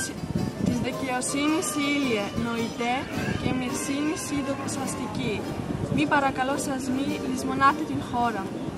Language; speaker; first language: Greek; early bilingual, heritage; Greek